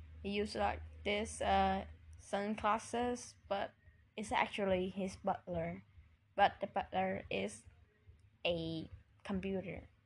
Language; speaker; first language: English; non-native, fluent; Vietnamese